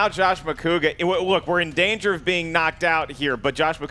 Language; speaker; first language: English; native; English